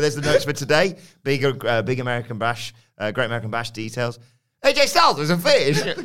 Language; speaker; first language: English; native; English